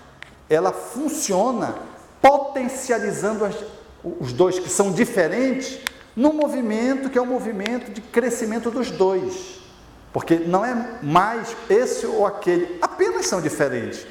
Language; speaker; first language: Portuguese; native; Portuguese